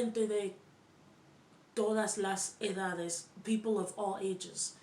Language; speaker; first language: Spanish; non-native, learner; English